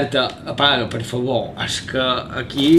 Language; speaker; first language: Catalan; native; Catalan